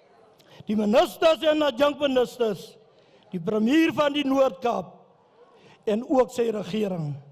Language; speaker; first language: Afrikaans; non-native, local second language; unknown